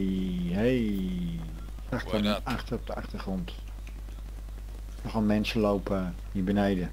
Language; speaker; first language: Dutch; native; Dutch